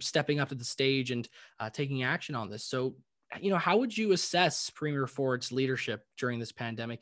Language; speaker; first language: English; native; English